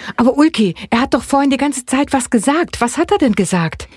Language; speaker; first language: German; native; German